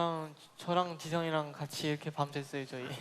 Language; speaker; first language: Korean; non-native, fluent; Chinese